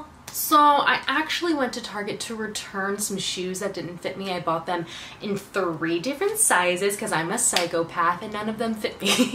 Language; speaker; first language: English; native; English